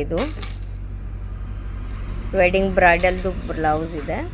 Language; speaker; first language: Kannada; non-native, local second language; Urdu